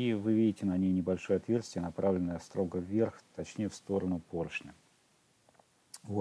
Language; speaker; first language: Russian; native; Russian